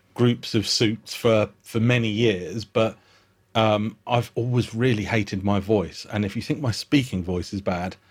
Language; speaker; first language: English; native; English